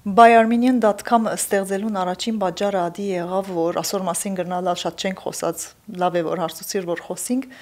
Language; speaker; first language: Armenian; early bilingual, heritage; Armenian